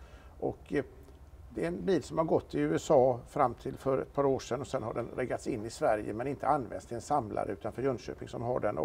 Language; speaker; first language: Swedish; native; Swedish